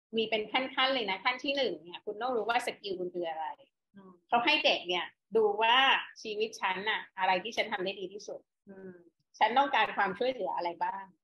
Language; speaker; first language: Thai; native; Thai